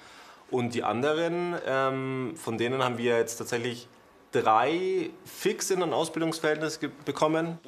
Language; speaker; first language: German; native; German